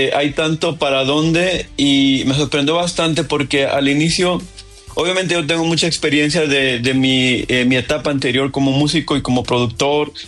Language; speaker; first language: Spanish; early bilingual, heritage; Spanish